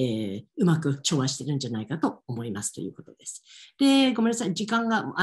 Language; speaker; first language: Japanese; native; Japanese